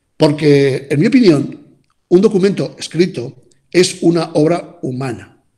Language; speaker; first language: Spanish; native; Spanish